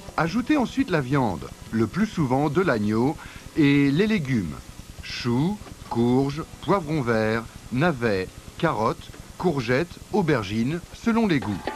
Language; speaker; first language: French; native; French